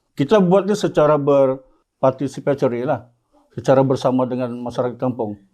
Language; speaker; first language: Malay; native; Malay